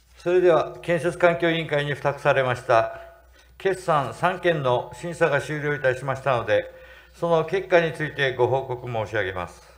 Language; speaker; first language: Japanese; native; Japanese